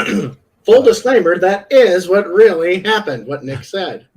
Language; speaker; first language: English; native; English